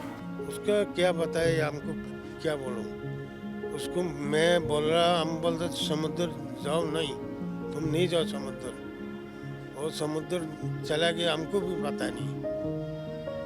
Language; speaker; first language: Hindi; non-native, local second language; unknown